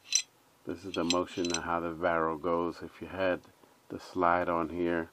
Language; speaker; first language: English; native; English